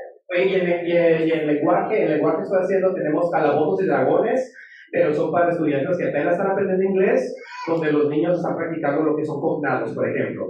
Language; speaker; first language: Spanish; native; Spanish